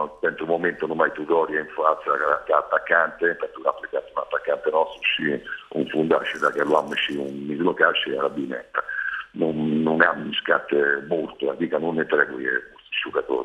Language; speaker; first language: Romanian; non-native, fluent; Italian